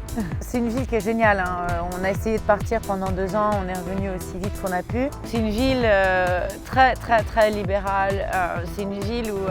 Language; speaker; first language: French; native; French